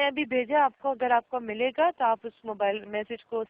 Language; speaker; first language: Hindi; non-native, learner; Malayalam